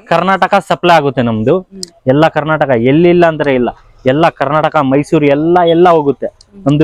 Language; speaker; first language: Kannada; non-native, local second language; Urdu